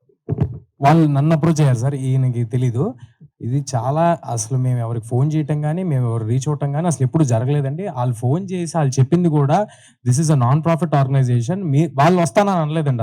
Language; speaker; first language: Telugu; native; Telugu